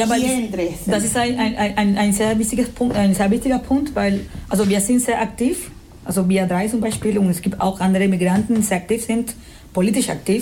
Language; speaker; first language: German; non-native, fluent; Spanish